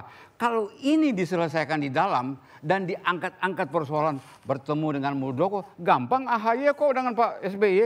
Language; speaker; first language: Indonesian; native; Indonesian